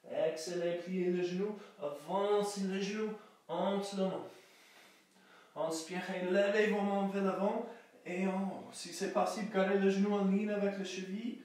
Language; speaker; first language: French; non-native, fluent; English